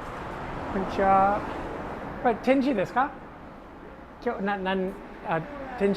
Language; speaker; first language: Japanese; non-native, learner; English